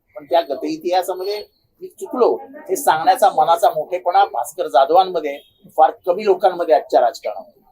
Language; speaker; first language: Marathi; native; Marathi